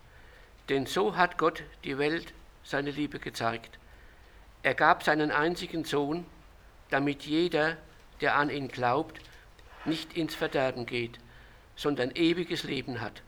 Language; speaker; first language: German; native; German